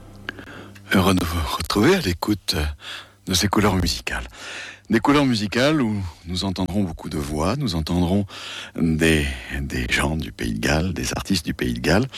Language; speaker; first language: French; native; French